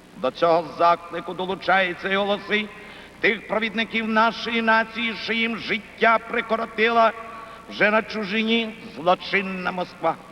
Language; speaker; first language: Ukrainian; native; Ukrainian